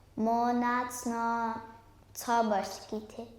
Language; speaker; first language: Nepali; early bilingual, heritage; Nepali